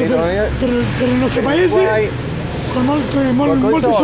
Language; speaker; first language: Italian; non-native, learner; Spanish